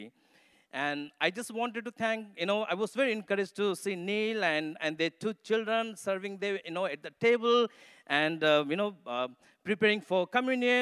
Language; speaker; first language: English; non-native, local second language; Nepali